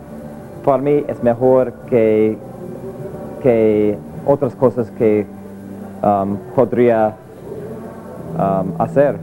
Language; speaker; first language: Spanish; non-native, learner; English